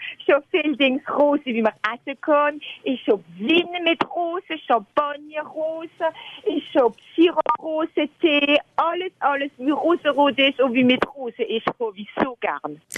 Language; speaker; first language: German; non-native, local second language; French